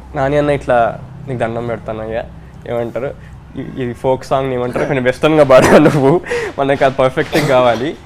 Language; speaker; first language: Telugu; early bilingual, heritage; Telugu